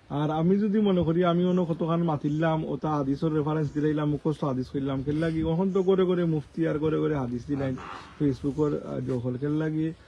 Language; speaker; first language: Bangla; native; Bangla